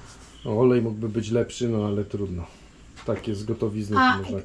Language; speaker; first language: Polish; native; Polish